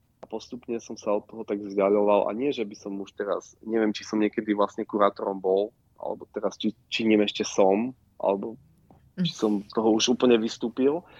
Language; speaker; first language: Slovak; native; Slovak